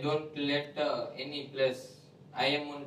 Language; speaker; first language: English; non-native, learner; Gujarati